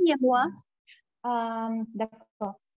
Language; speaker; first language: French; non-native, fluent; Tuvinian